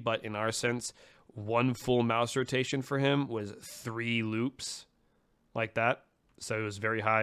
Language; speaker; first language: English; native; English